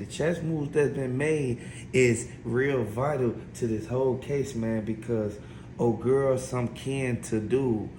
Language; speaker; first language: English; native; English